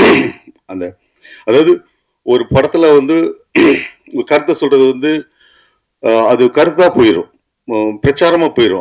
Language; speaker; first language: Tamil; native; Tamil